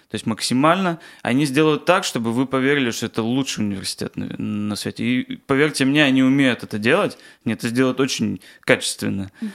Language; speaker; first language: Russian; native; Russian